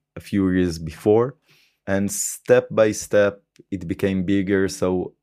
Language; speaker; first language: English; non-native, fluent; Hebrew